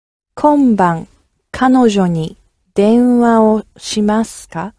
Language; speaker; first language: Japanese; non-native, learner; English